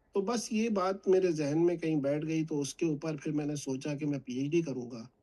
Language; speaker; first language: Urdu; native; Urdu